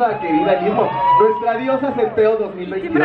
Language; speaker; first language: Spanish; native; Spanish